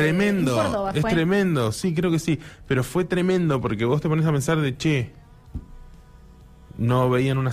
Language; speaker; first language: Spanish; native; Spanish